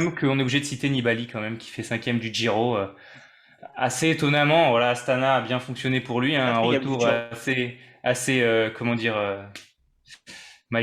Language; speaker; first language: French; native; French